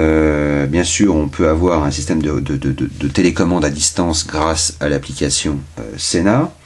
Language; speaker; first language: French; native; French